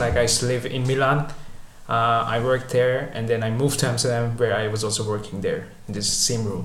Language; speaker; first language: English; non-native, local second language; Bangla